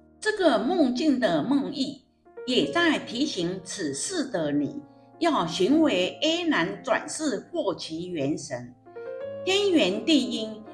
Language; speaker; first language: Chinese; native; Chinese